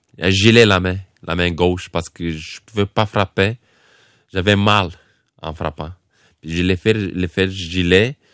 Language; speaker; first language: French; non-native, fluent; Romanian